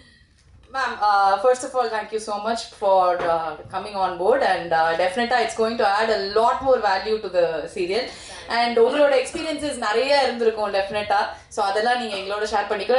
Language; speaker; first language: Tamil; native; Tamil